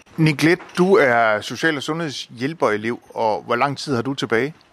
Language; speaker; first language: Danish; native; Danish